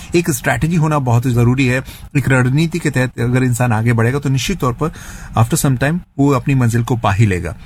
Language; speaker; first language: Hindi; native; Hindi